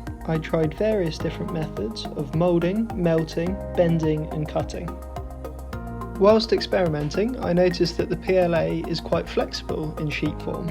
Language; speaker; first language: English; native; English